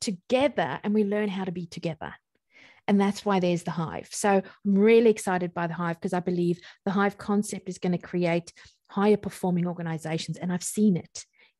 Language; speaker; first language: English; native; English